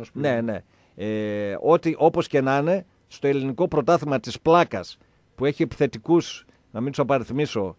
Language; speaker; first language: Greek; native; Greek